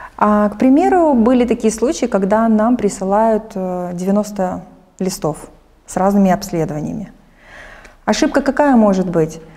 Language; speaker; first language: Russian; native; Russian